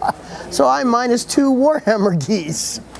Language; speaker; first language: English; native; English